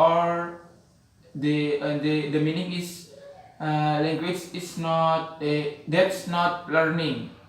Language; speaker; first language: English; non-native, learner; Javanese